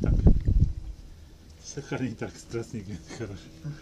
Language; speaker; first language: Russian; non-native, learner; Czech